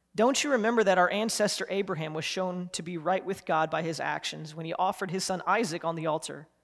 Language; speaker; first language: English; native; English